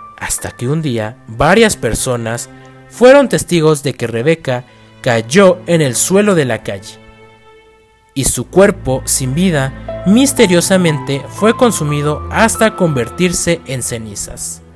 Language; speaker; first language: Spanish; native; Spanish